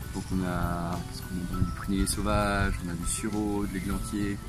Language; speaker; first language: French; native; French